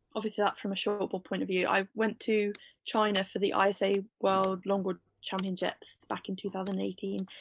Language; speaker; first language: English; native; English